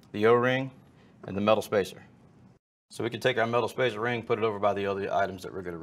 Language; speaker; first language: English; native; English